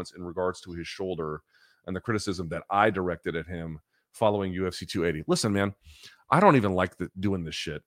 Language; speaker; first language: English; native; English